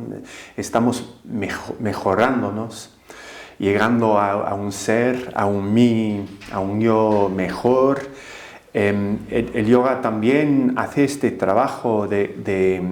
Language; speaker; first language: Spanish; non-native, fluent; English